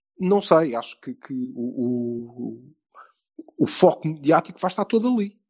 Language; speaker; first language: Portuguese; native; Portuguese